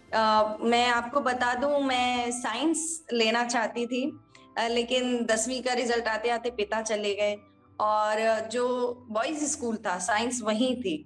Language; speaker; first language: Hindi; native; Hindi